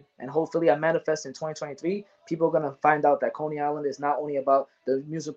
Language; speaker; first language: English; native; English